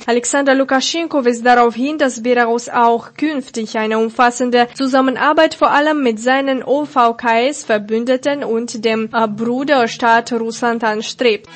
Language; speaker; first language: German; non-native, fluent; Russian